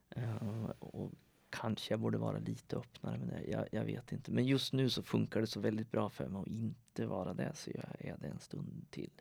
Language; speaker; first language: Swedish; native; Swedish